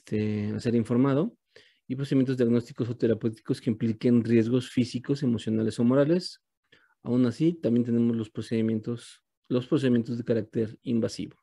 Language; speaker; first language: Spanish; native; Spanish